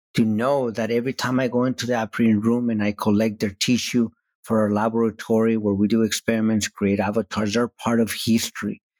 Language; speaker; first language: English; non-native, fluent; Spanish